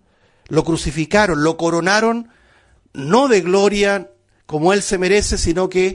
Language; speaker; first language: Spanish; native; Spanish